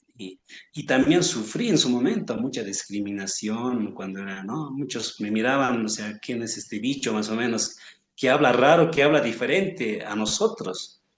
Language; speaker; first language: Spanish; non-native, local second language; Aymara